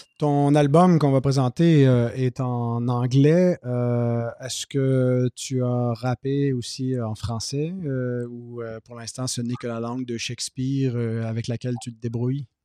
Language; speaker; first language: French; native; French